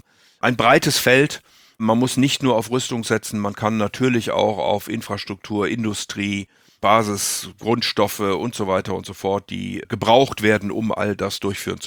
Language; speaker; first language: German; native; German